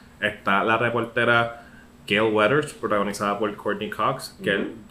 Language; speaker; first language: Spanish; early bilingual, heritage; Spanish